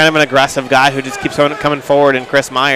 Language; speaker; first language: English; native; English